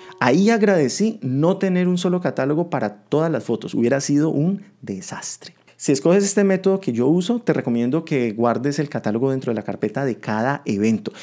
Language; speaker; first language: Spanish; native; Spanish